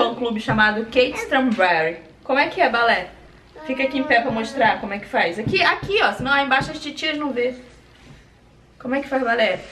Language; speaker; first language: Portuguese; native; Portuguese